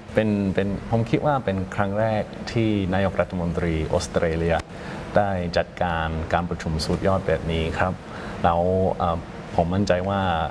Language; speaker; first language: Thai; non-native, fluent; English